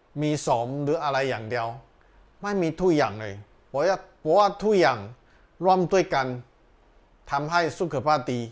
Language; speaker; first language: Thai; non-native, learner; Chinese